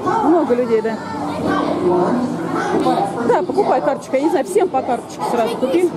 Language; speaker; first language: Russian; native; Russian